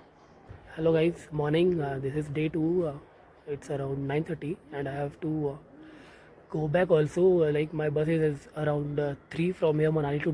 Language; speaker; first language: English; non-native, local second language; Hindi